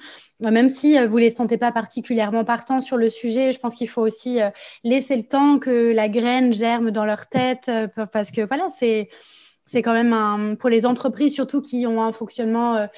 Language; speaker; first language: French; native; French